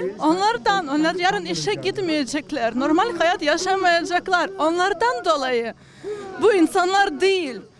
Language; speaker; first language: Turkish; non-native, learner; Ukrainian